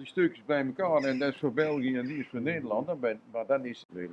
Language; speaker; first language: Dutch; native; Dutch